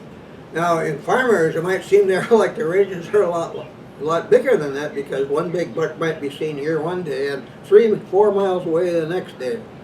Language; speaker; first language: English; native; English